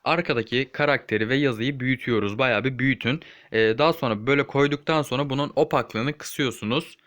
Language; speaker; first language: Turkish; native; Turkish